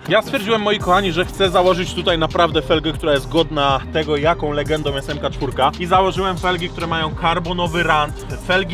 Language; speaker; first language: Polish; native; Polish